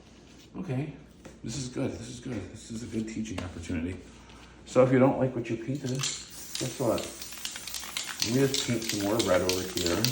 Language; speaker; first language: English; native; English